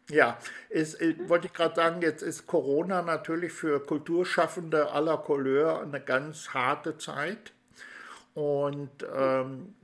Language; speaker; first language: German; native; German